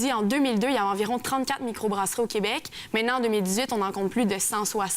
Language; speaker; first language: French; native; French